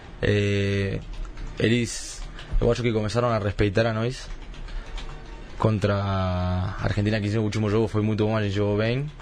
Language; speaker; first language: Portuguese; early bilingual, heritage; Spanish